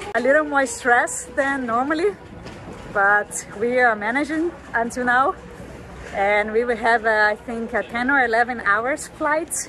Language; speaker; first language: English; non-native, fluent; Portuguese